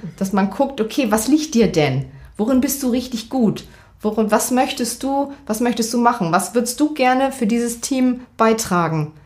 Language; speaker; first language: German; native; German